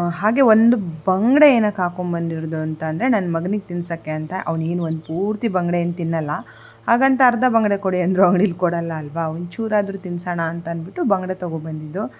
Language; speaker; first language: Kannada; non-native, local second language; Konkani